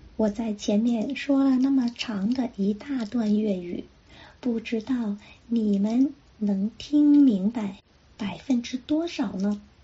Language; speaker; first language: Chinese; non-native, local second language; Cantonese